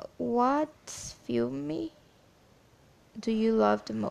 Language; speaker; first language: English; non-native, learner; Portuguese